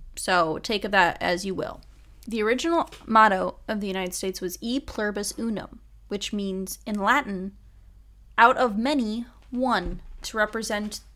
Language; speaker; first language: English; native; English